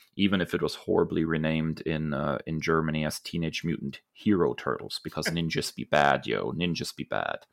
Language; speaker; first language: English; early bilingual, other home language; German